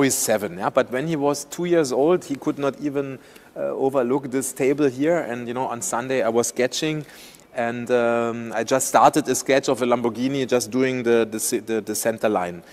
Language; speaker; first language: English; non-native, fluent; German